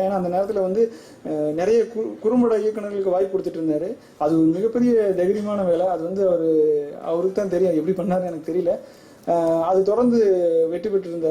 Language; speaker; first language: Tamil; native; Tamil